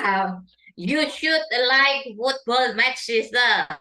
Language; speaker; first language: English; non-native, fluent; Indonesian